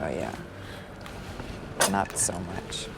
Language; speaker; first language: English; native; English